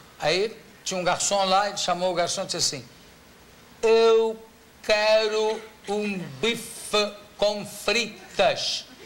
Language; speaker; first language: Portuguese; native; Portuguese